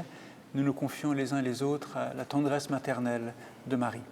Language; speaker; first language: French; native; French